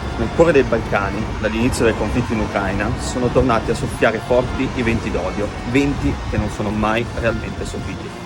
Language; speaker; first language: Italian; native; Italian